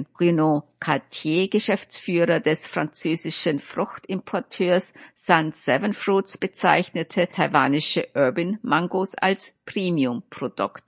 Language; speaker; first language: German; native; German